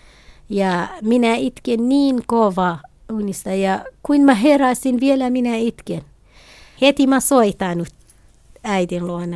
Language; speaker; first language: Finnish; non-native, learner; Kurdish